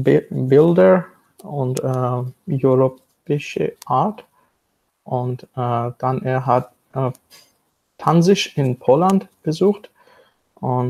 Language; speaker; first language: German; non-native, learner; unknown